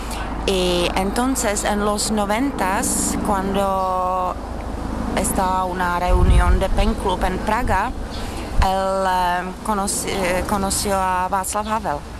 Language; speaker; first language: Spanish; non-native, fluent; Czech